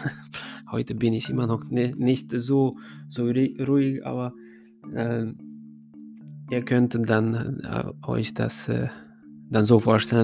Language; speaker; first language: German; non-native, fluent; Hungarian